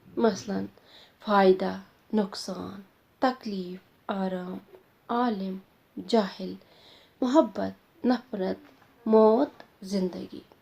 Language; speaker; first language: Urdu; non-native, local second language; Kashmiri